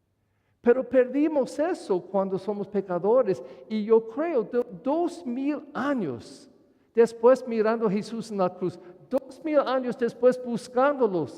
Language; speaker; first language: Spanish; non-native, fluent; English